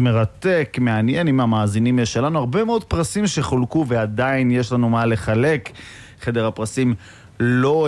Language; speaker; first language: Hebrew; native; Hebrew